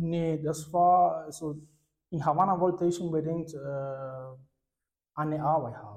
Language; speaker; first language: German; non-native, fluent; Spanish